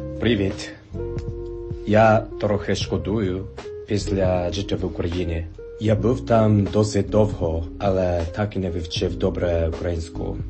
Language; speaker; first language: Ukrainian; non-native, learner; Japanese